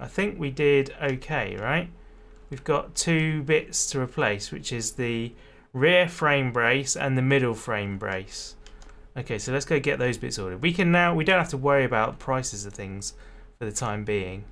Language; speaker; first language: English; native; English